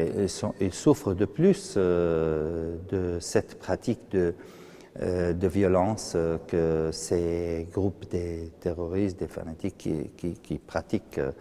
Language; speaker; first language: French; non-native, fluent; Arabic